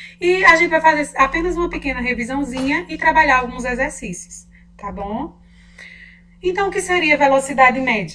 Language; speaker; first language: Portuguese; native; Portuguese